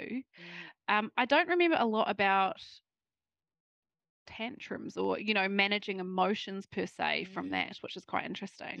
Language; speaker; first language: English; native; English